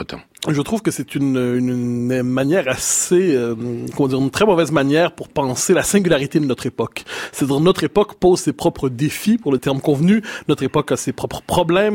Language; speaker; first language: French; native; French